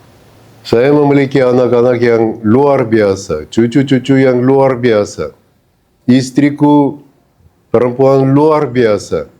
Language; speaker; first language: Indonesian; non-native, fluent; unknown